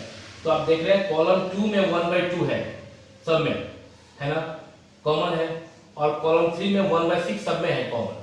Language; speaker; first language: Hindi; native; Hindi